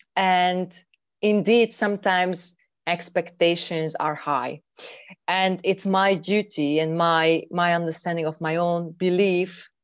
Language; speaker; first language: English; non-native, fluent; Hungarian